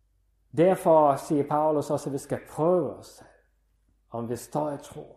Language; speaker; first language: Danish; non-native, fluent; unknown